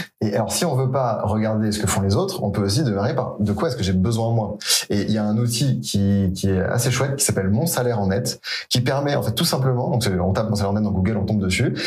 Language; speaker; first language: French; native; French